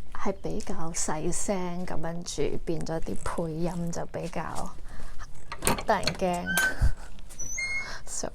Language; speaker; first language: Cantonese; early bilingual, heritage; Cantonese